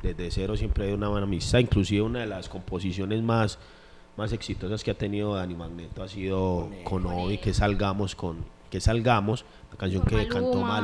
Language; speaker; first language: Spanish; native; Spanish